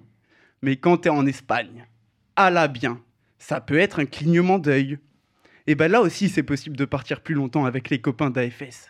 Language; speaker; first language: French; native; French